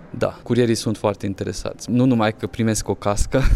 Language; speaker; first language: Romanian; non-native, local second language; Hungarian